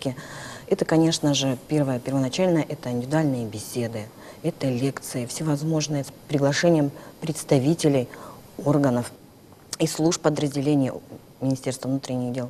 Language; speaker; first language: Russian; native; Russian